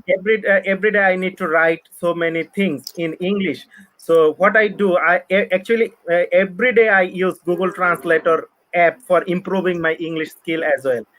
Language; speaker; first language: English; non-native, fluent; Bangla